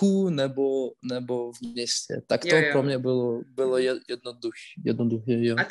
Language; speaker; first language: Czech; non-native, learner; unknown